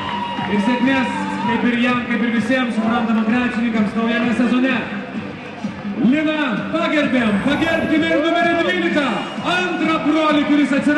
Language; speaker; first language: Lithuanian; native; Lithuanian